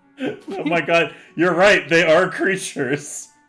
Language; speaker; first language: English; native; English